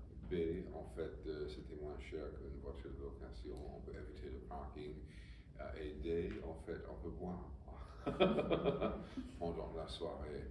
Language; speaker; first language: French; non-native, fluent; English